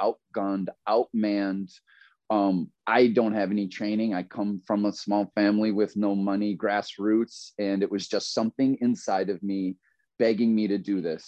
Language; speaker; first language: English; native; English